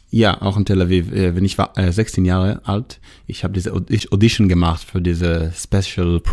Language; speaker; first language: German; non-native, learner; Hebrew